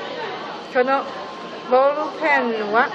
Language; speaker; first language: Japanese; non-native, learner; Chinese